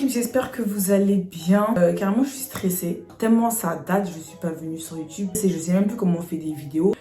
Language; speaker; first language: French; native; French